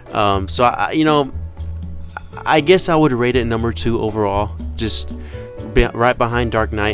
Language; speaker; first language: English; native; English